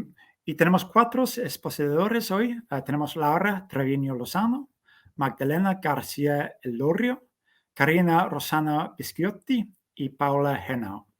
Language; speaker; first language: Spanish; non-native, fluent; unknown